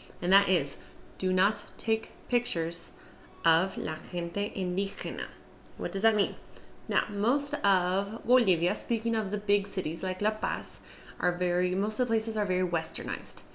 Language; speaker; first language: English; native; English